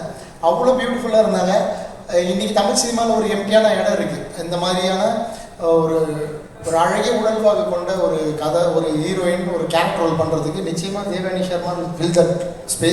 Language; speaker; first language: Tamil; native; Tamil